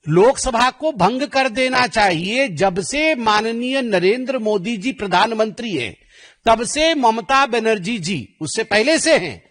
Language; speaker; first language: Hindi; native; Hindi